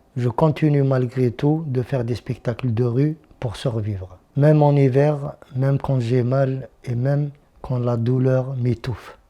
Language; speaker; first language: French; non-native, local second language; Arabic